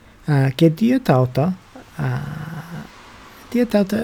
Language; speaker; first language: Greek; non-native, learner; English